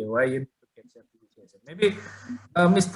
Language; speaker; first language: English; non-native, learner; Indonesian